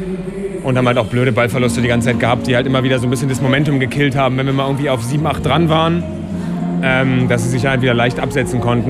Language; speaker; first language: German; native; German